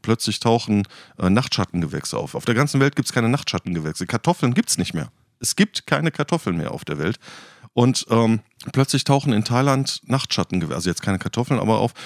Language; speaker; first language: German; native; German